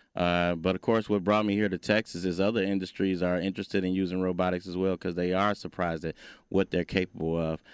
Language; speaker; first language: English; native; English